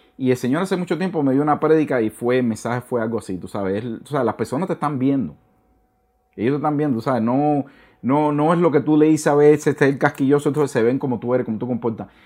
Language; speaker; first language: Spanish; native; Spanish